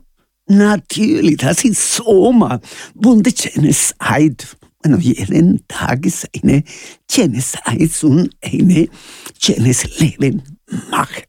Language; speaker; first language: German; non-native, learner; Spanish